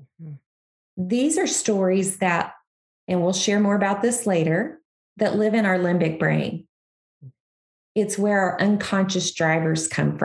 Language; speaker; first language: English; native; English